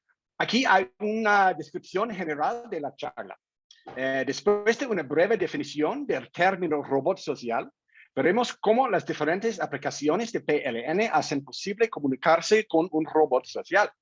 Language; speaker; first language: Spanish; non-native, fluent; English